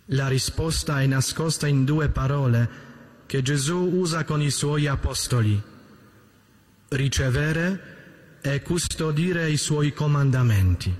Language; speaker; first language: Italian; native; Italian